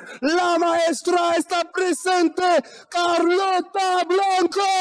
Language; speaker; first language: Spanish; non-native, learner; French